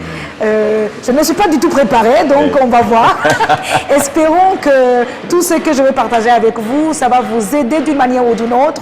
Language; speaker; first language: French; non-native, local second language; Kinyarwanda